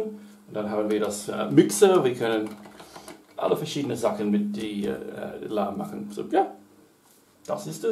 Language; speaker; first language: German; non-native, learner; English